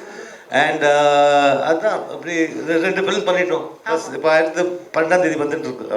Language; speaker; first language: Tamil; early bilingual, heritage; Tamil